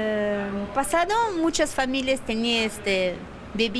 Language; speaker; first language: Spanish; non-native, learner; Russian